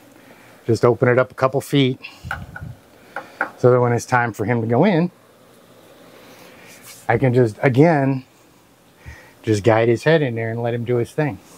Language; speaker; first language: English; native; English